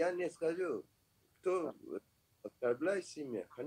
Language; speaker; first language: Russian; non-native, learner; Persian